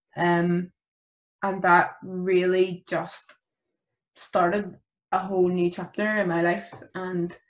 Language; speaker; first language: English; native; English